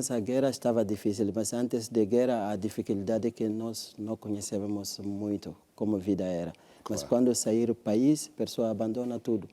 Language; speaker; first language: Portuguese; non-native, learner; French